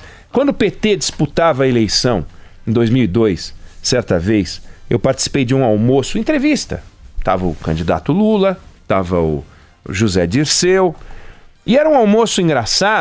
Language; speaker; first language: Portuguese; native; Portuguese